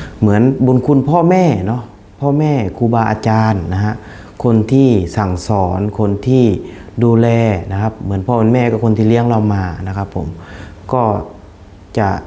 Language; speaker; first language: Thai; non-native, fluent; Khmer